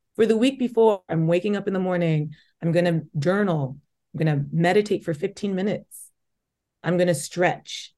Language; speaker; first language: English; native; English